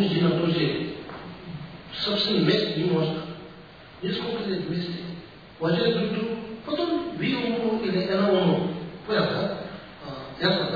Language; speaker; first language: Russian; non-native, learner; Tibetan